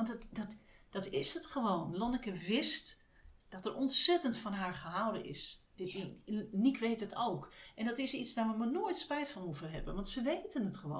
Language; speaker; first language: Dutch; native; Dutch